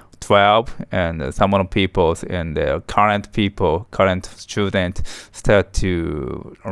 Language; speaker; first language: English; non-native, learner; Japanese